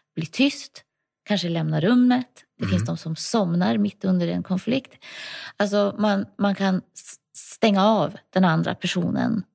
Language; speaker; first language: Swedish; native; Swedish